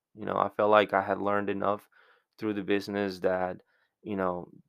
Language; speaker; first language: English; early bilingual, other home language; Spanish